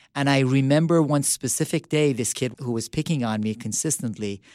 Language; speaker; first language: English; early bilingual, other home language; Persian